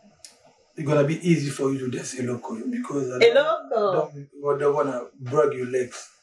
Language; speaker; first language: English; non-native, learner; French